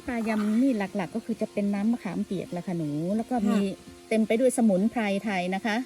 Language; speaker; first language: Thai; native; Thai